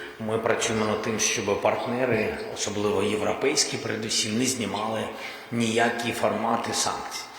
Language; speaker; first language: Ukrainian; non-native, local second language; Russian